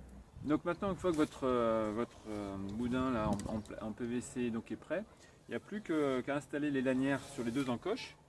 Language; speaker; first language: French; native; French